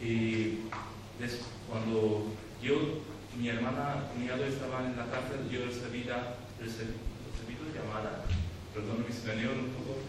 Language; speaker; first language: Spanish; non-native, learner; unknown